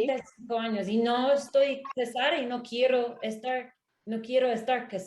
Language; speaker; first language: Spanish; non-native, learner; English